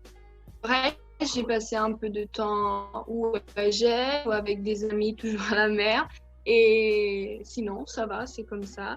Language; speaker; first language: French; early bilingual, heritage; Italian